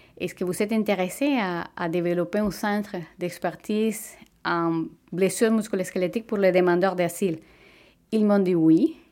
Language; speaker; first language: French; non-native, fluent; Spanish